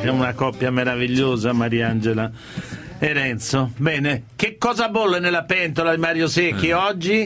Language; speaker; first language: Italian; native; Italian